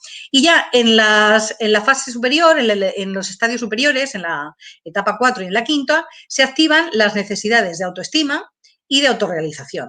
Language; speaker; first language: Spanish; native; Spanish